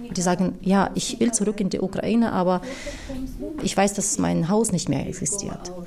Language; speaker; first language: German; non-native, fluent; Ukrainian